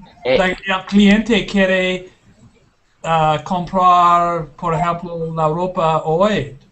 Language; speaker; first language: Spanish; non-native, learner; English